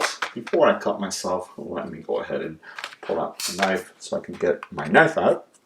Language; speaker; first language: English; native; English